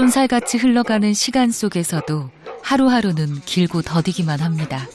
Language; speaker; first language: Korean; native; Korean